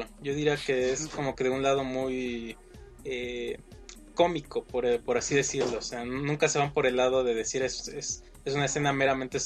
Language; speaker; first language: Spanish; native; Spanish